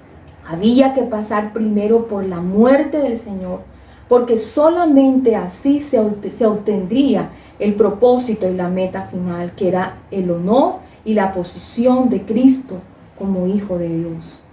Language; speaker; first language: Spanish; native; Spanish